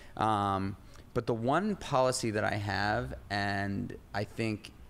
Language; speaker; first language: English; native; English